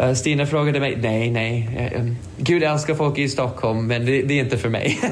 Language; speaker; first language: Swedish; non-native, fluent; English